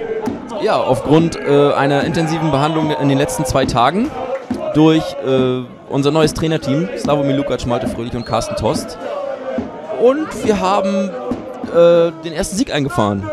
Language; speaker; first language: German; native; German